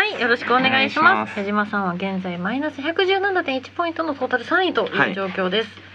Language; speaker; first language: Japanese; native; Japanese